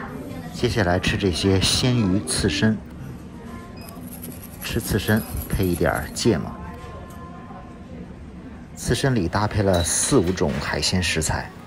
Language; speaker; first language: Chinese; native; Chinese